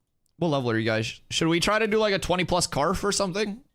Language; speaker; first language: English; native; English